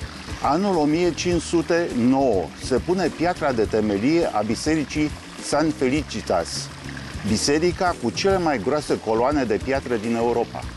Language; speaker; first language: Romanian; native; Romanian